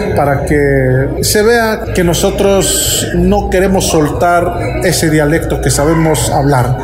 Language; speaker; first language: Spanish; non-native, local second language; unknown